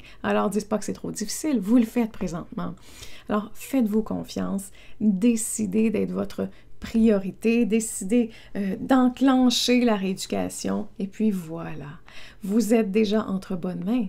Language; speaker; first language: French; native; French